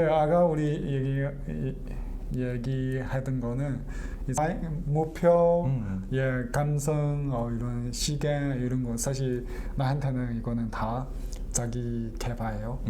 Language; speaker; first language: Korean; non-native, learner; Chinese